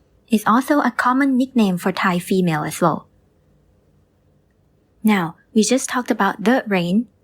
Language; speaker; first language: English; non-native, fluent; Thai